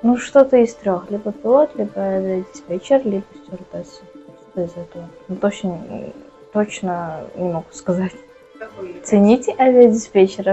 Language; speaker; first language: Russian; native; Russian